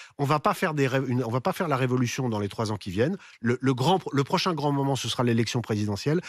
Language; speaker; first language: French; native; French